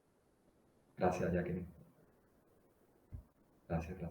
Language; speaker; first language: Spanish; native; Spanish